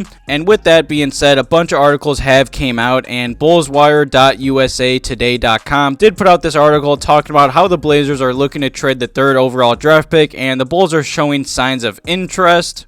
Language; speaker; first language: English; native; English